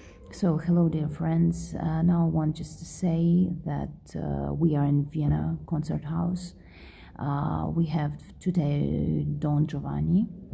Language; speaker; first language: English; non-native, fluent; Russian